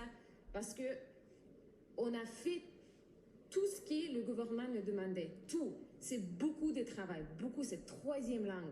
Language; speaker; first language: French; non-native, learner; Ukrainian